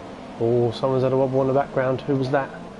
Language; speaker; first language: English; native; English